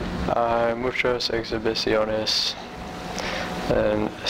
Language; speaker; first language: Spanish; non-native, learner; English